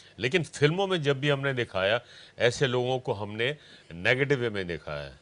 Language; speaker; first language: Urdu; non-native, local second language; Punjabi